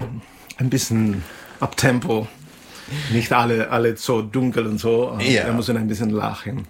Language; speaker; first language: German; non-native, fluent; Spanish